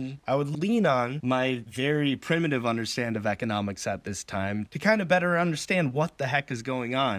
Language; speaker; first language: English; native; English